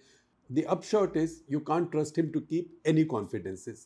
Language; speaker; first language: English; non-native, local second language; Hindi